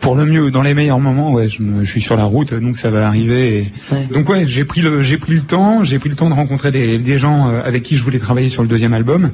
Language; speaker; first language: French; native; French